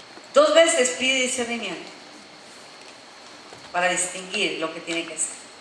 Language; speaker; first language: Spanish; native; Spanish